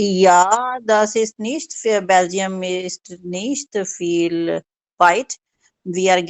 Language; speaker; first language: German; non-native, learner; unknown